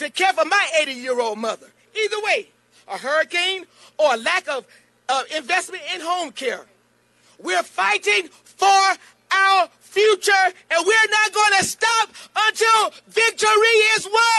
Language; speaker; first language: English; native; English